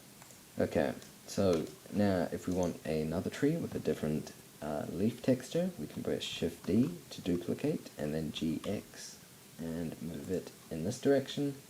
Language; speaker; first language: English; native; English